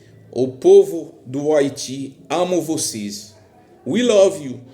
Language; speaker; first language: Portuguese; non-native, learner; Haitian Creole